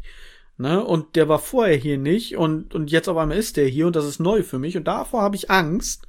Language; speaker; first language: German; native; German